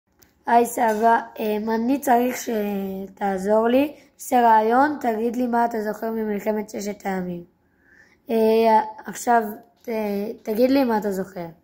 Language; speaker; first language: Hebrew; native; Hebrew